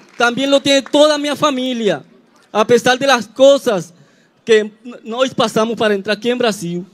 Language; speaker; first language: Portuguese; non-native, learner; Spanish